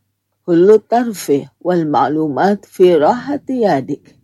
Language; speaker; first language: Arabic; non-native, fluent; Indonesian